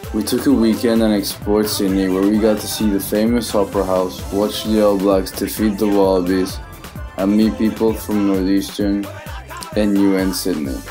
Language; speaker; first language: English; non-native, fluent; Spanish